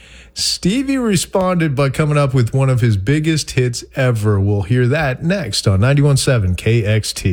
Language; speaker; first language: English; native; English